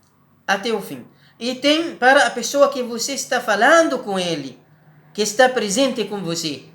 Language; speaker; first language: Portuguese; non-native, learner; Arabic